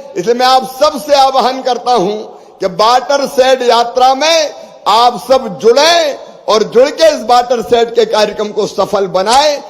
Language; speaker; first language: Hindi; native; Hindi